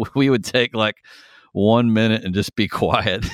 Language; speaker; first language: English; native; English